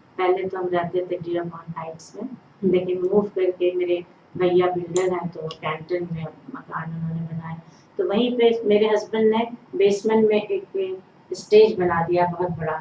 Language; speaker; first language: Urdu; native; Urdu